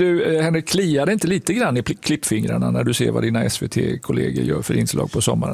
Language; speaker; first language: Swedish; native; Swedish